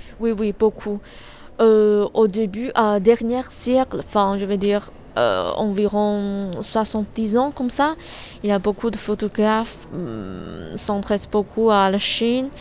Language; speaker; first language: French; non-native, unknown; Chinese